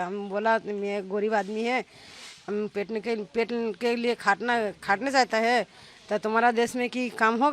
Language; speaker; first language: Hindi; non-native, learner; Bangla